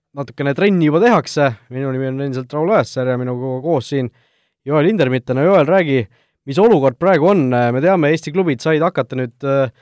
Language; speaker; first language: Estonian; native; Estonian